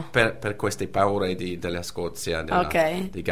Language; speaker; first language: Italian; non-native, fluent; English